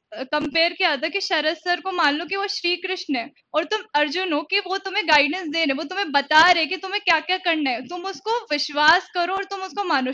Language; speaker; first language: Hindi; native; Hindi